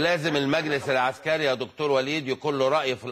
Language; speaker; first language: Arabic; native; Arabic